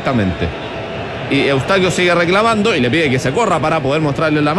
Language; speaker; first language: Spanish; native; Spanish